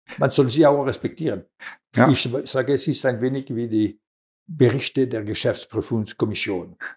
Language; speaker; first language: German; non-native, local second language; French